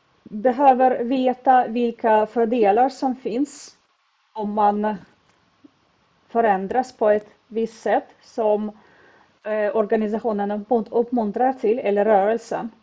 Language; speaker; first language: Swedish; non-native, fluent; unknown